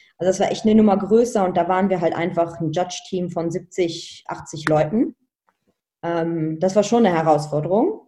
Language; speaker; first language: German; non-native, local second language; Luxembourgish